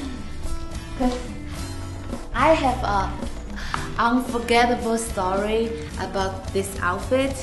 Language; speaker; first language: English; non-native, fluent; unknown